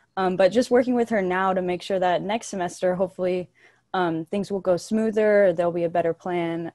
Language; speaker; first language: English; native; English